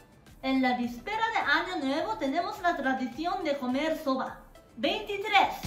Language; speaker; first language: Spanish; non-native, fluent; Japanese